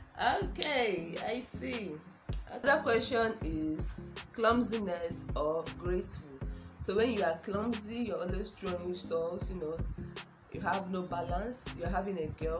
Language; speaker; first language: English; non-native, local second language; Igbo